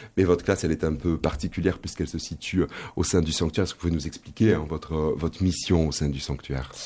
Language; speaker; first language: French; native; French